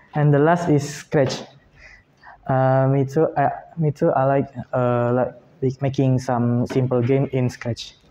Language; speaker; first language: English; non-native, learner; Indonesian